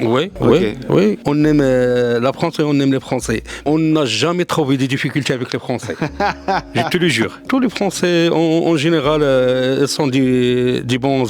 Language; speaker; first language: French; non-native, local second language; Arabic